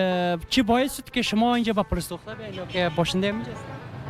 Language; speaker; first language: Persian; native; Persian